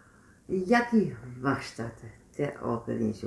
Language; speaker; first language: Polish; non-native, learner; Dutch